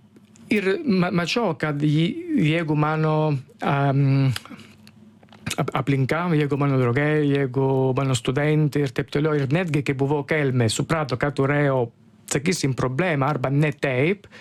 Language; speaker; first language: Lithuanian; non-native, learner; Italian